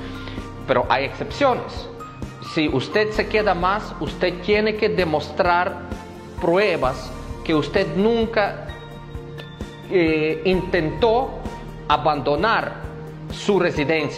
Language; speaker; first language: Spanish; non-native, fluent; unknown